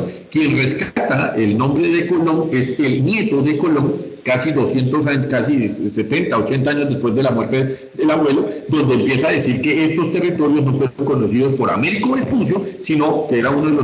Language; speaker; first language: Spanish; native; Spanish